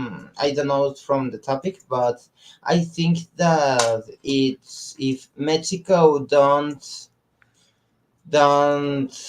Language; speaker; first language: English; non-native, learner; Spanish